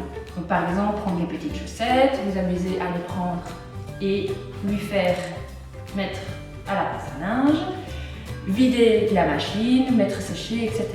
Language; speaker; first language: French; native; French